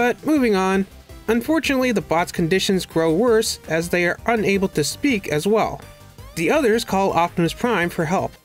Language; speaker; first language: English; native; English